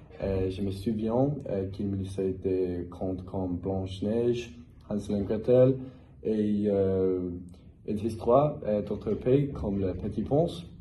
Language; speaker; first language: French; non-native, fluent; English